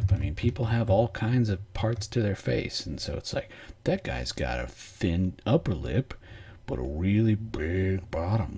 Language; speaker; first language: English; native; English